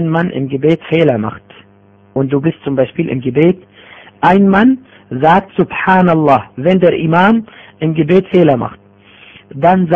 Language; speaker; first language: German; non-native, fluent; Arabic